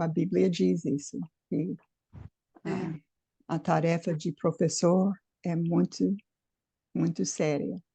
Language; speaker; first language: Portuguese; non-native, fluent; English